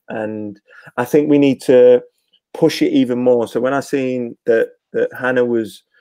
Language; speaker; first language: English; native; English